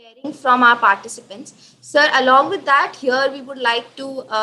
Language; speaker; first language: English; non-native, local second language; Hindi